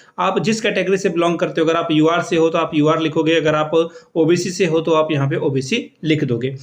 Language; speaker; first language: Hindi; native; Hindi